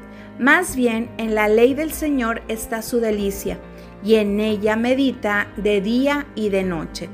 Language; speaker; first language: Spanish; native; Spanish